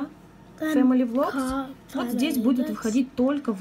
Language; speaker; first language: Russian; native; Russian